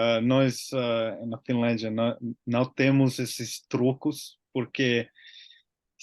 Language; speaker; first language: Portuguese; non-native, learner; Finnish